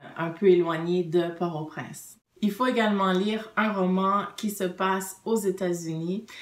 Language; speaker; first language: French; native; French